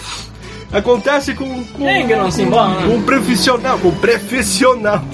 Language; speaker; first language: Portuguese; native; Portuguese